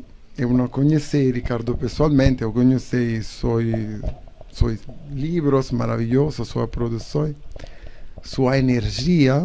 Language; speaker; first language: Portuguese; non-native, learner; Italian